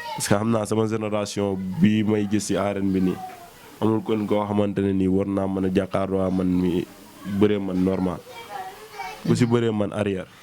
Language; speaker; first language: Wolof; native; Wolof